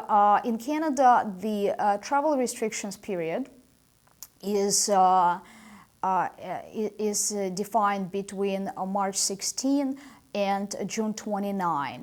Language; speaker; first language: English; non-native, fluent; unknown